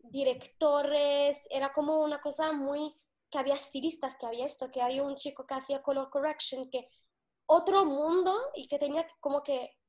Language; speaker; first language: Spanish; non-native, fluent; Arabic